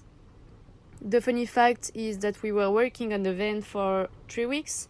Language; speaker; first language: English; non-native, learner; French